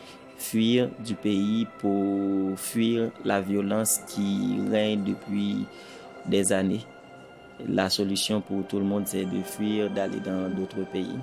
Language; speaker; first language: French; non-native, local second language; Haitian Creole